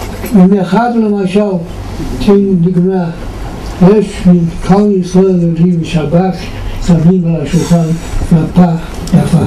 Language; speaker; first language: Hebrew; non-native, fluent; Yiddish